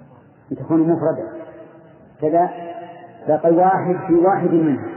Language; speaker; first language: Arabic; native; Arabic